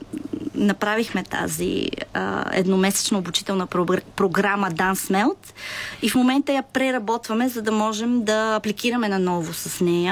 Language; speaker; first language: Bulgarian; native; Bulgarian